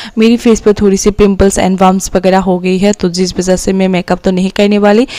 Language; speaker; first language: Hindi; non-native, local second language; Assamese